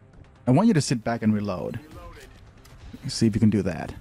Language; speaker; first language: English; native; English